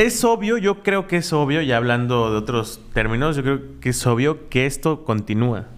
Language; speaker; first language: Spanish; native; Spanish